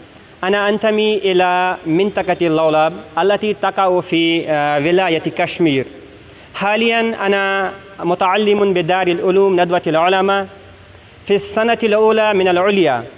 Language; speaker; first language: Arabic; non-native, fluent; Kashmiri